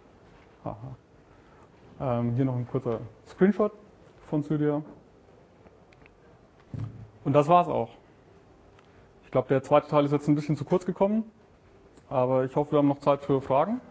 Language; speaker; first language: German; native; German